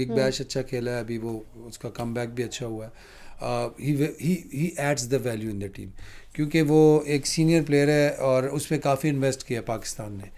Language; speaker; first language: Urdu; native; Urdu